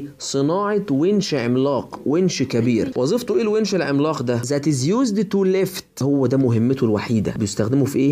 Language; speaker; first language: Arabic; native; Arabic